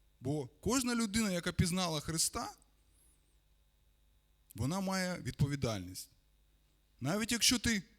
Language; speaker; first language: Ukrainian; non-native, local second language; Russian